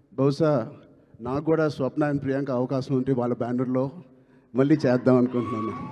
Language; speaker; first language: Telugu; native; Telugu